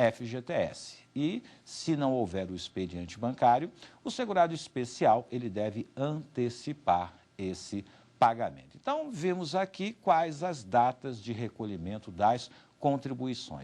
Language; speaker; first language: Portuguese; native; Portuguese